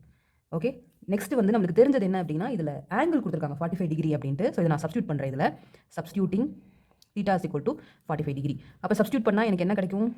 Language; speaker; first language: Tamil; native; Tamil